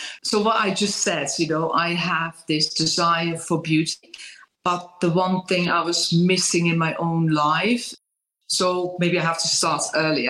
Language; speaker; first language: English; non-native, fluent; Dutch